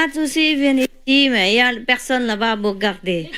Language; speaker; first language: French; non-native, learner; Vietnamese